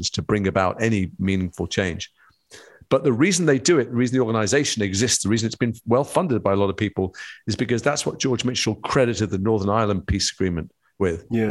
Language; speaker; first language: English; native; English